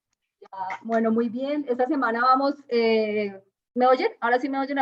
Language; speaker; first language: Spanish; native; Spanish